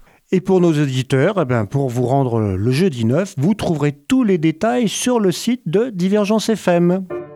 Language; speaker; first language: French; native; French